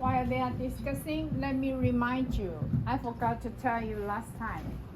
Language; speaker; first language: English; non-native, fluent; Chinese